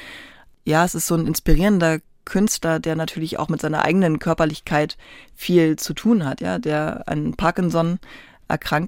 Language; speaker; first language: German; native; German